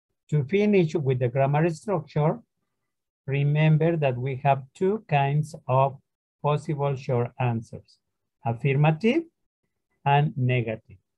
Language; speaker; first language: English; non-native, fluent; Spanish